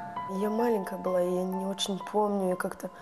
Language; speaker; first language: Russian; early bilingual, heritage; Russian